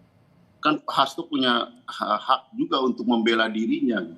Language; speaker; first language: Indonesian; native; Indonesian